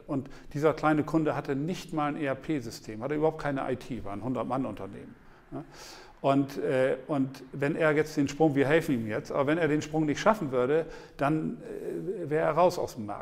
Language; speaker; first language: German; native; German